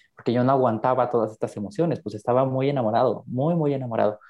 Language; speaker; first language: Spanish; native; Spanish